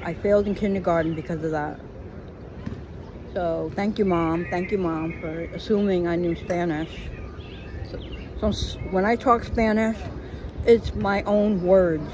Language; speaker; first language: English; native; English